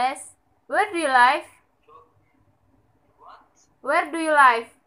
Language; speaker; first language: English; non-native, learner; Indonesian